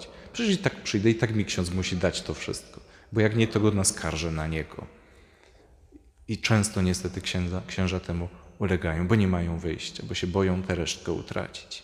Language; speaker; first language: Polish; native; Polish